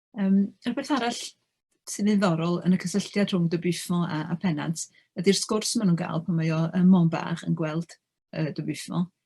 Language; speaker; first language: Welsh; native; Welsh